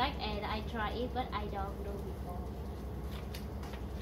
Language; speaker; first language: English; non-native, learner; Vietnamese